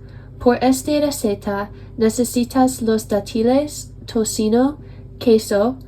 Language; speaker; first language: Spanish; non-native, learner; English